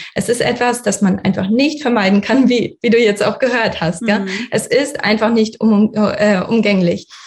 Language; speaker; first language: German; early bilingual, other home language; Russian